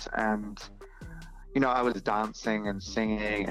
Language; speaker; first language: English; native; English